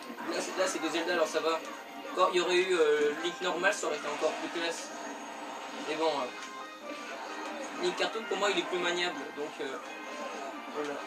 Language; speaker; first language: French; native; French